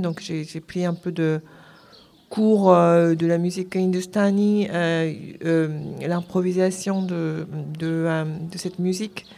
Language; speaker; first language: French; non-native, fluent; Japanese